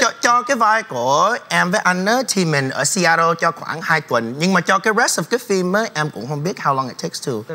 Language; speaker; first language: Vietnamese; early bilingual, heritage; Vietnamese